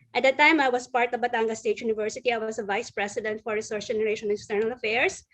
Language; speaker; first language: English; non-native, local second language; Filipino